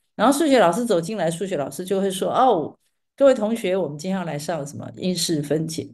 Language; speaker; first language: Chinese; native; Chinese